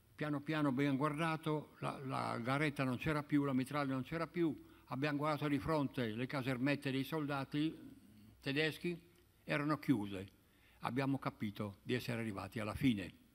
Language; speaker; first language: Italian; native; Italian